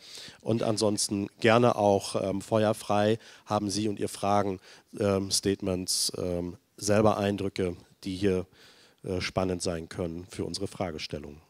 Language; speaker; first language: German; native; German